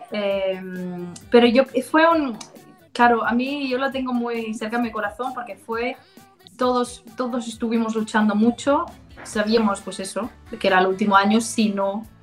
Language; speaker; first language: Spanish; non-native, fluent; Danish